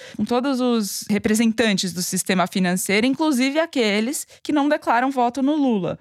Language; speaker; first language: Portuguese; native; Portuguese